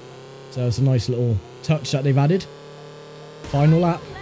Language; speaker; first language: English; native; English